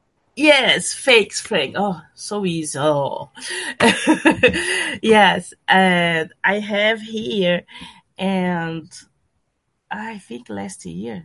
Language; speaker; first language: English; non-native, learner; Portuguese